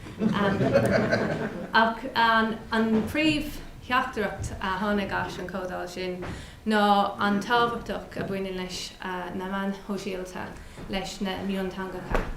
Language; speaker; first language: Irish; non-native, local second language; English